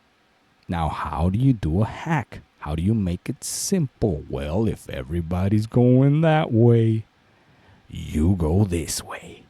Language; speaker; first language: English; native; English